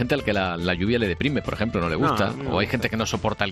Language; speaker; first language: Spanish; native; Spanish